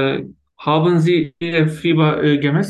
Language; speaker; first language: German; non-native, learner; Turkish